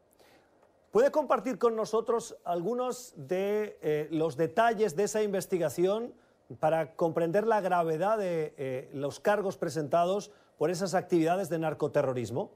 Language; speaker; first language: Spanish; native; Spanish